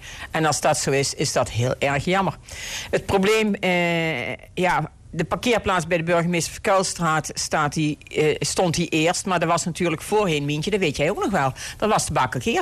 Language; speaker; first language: Dutch; native; Dutch